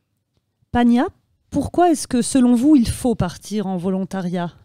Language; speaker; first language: French; native; French